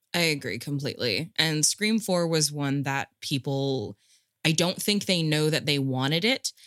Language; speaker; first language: English; native; English